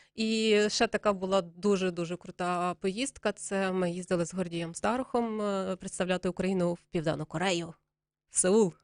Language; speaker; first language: Ukrainian; native; Ukrainian